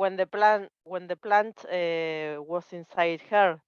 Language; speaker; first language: English; non-native, learner; Spanish